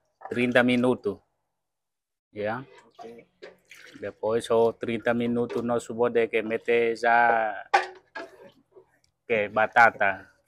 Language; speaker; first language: Portuguese; non-native, learner; Vietnamese